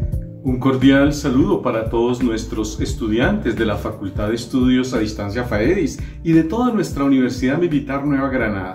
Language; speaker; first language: Spanish; native; Spanish